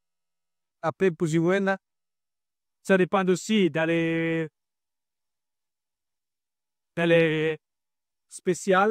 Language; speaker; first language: French; non-native, learner; Italian